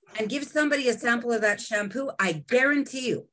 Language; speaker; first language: English; native; English